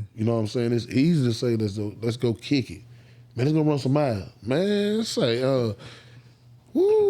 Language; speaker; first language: English; native; English